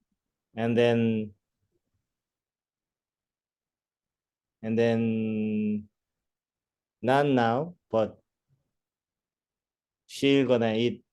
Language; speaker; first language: English; non-native, learner; Korean